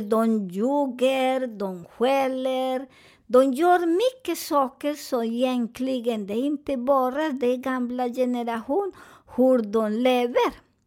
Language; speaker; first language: Swedish; non-native, fluent; Spanish